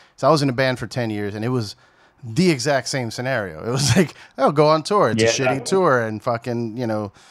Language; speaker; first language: English; native; English